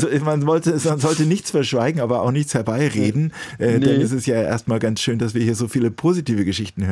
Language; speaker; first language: German; native; German